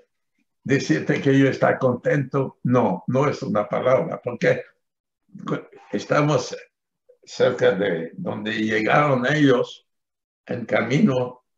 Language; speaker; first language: Spanish; non-native, fluent; French